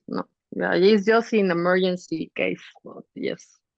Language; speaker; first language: English; non-native, fluent; Spanish